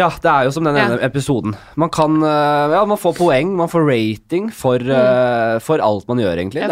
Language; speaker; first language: Norwegian; native; Norwegian